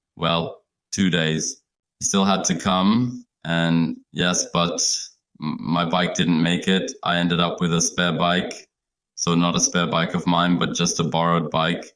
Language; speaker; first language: English; non-native, fluent; German